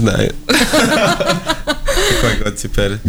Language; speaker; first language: Russian; non-native, local second language; Latvian